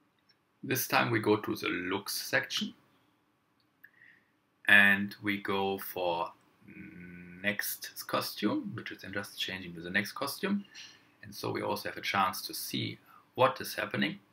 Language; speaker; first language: English; non-native, fluent; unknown